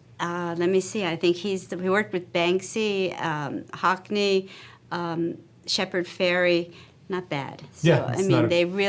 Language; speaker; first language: English; native; English